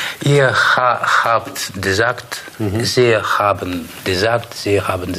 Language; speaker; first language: German; non-native, learner; Russian